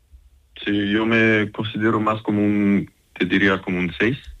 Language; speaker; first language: Spanish; non-native, fluent; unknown